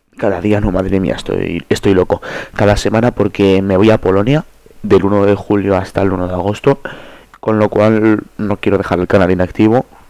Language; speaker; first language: Spanish; early bilingual, other home language; Polish